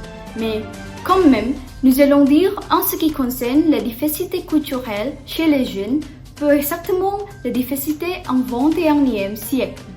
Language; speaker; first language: French; non-native, learner; Indonesian